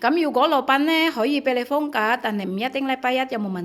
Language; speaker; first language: Cantonese; native; Cantonese